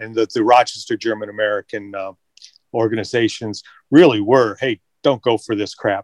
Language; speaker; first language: English; native; English